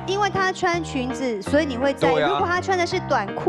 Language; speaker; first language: Chinese; native; Chinese